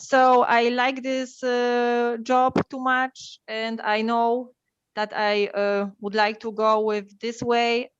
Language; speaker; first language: English; non-native, learner; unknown